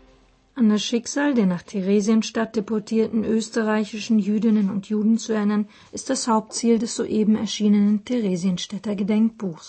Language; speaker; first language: German; native; German